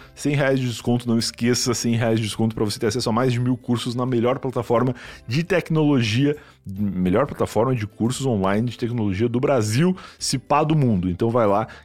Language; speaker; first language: Portuguese; native; Portuguese